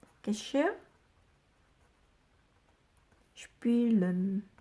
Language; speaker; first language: German; non-native, fluent; Korean